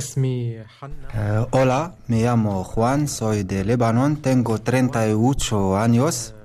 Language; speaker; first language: Spanish; non-native, learner; Arabic